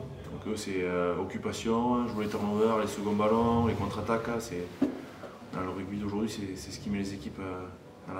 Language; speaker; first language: French; native; French